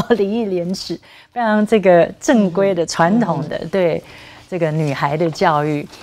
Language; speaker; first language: Chinese; native; Chinese